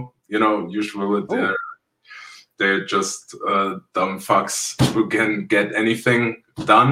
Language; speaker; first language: English; non-native, fluent; German